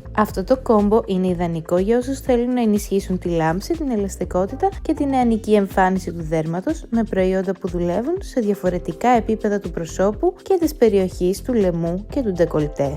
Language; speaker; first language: Greek; native; Greek